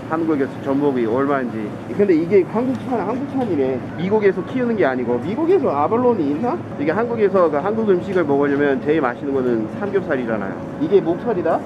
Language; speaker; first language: Korean; non-native, fluent; English